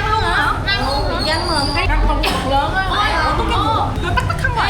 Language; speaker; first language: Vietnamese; non-native, fluent; Korean